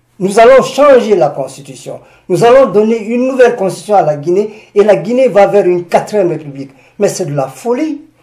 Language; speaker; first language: French; non-native, local second language; Susu